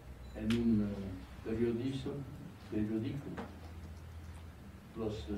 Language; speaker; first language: Spanish; non-native, fluent; French